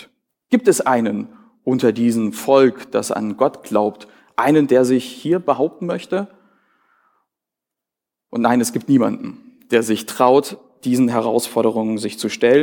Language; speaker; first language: German; native; German